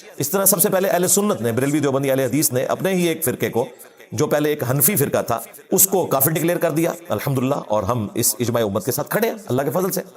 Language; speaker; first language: Urdu; non-native, local second language; Punjabi